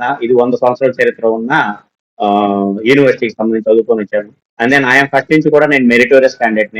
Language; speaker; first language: Telugu; native; Telugu